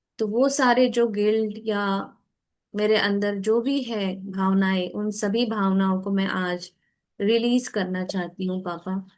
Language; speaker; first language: Hindi; native; Hindi